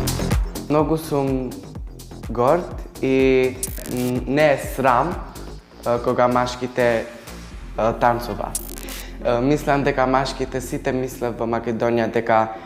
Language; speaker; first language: Macedonian; non-native, local second language; Albanian